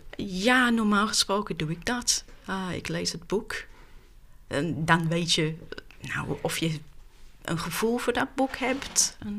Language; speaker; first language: Dutch; non-native, fluent; English